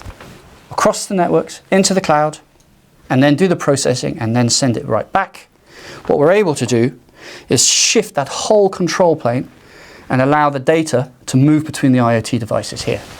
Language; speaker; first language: English; native; English